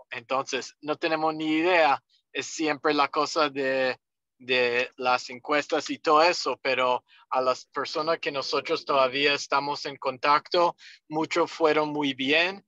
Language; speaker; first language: Spanish; non-native, fluent; English